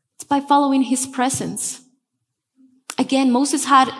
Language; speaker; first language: English; non-native, fluent; Spanish